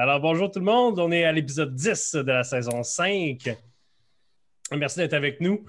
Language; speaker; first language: French; native; French